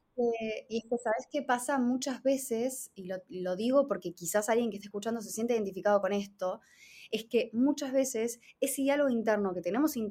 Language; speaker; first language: Spanish; native; Spanish